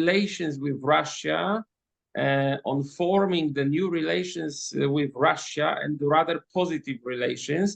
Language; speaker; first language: English; non-native, fluent; Polish